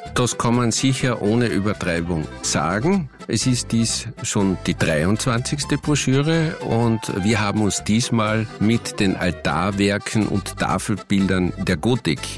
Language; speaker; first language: German; native; German